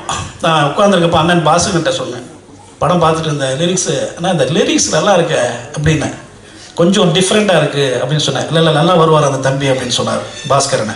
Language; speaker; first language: Tamil; native; Tamil